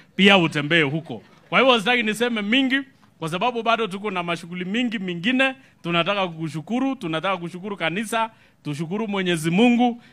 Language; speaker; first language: Swahili; non-native, local second language; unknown